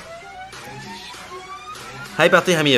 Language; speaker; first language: Arabic; native; Arabic